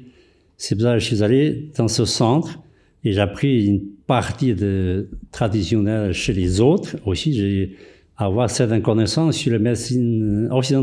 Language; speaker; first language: French; non-native, fluent; Chinese